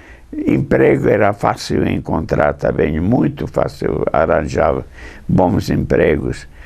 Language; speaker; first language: Portuguese; non-native, fluent; English